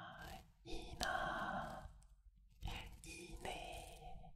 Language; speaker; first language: Japanese; non-native, fluent; French